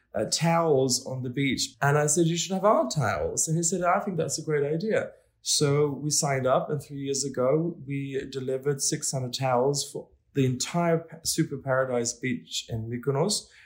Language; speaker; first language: English; non-native, fluent; Swedish